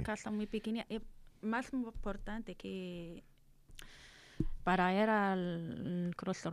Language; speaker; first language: Spanish; non-native, learner; Arabic